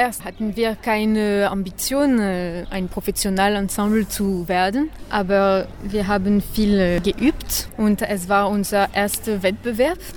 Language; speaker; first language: German; non-native, learner; French